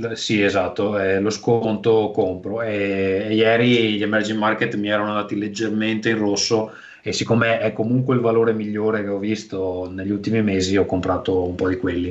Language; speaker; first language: Italian; native; Italian